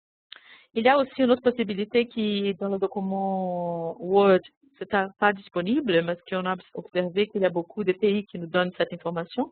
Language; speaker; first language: French; non-native, fluent; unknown